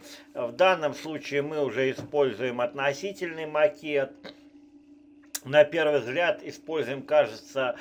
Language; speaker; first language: Russian; native; Russian